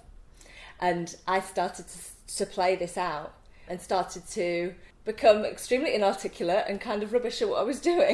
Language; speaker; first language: English; native; English